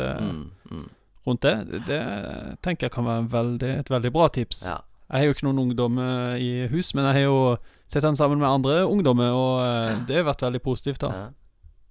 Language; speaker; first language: Norwegian; native; Norwegian